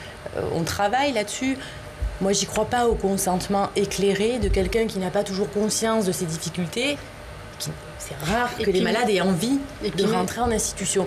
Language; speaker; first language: French; native; French